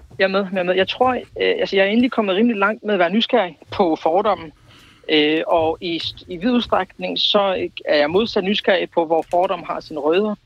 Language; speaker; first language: Danish; early bilingual, other home language; Kurdish